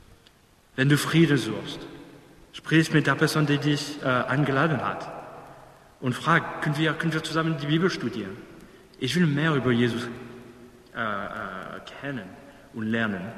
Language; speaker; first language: German; non-native, fluent; English